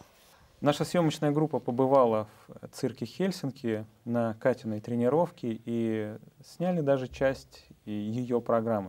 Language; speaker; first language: Russian; native; Russian